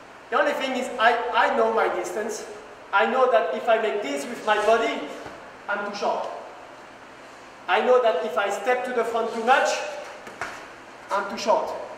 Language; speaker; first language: English; non-native, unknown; French